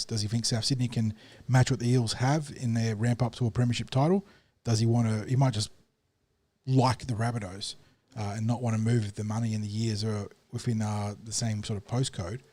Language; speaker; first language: English; native; English